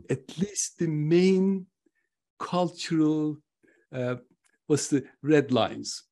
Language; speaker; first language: English; non-native, fluent; Turkish